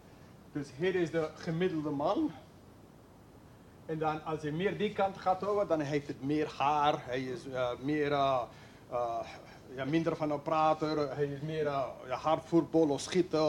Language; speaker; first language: Dutch; non-native, fluent; English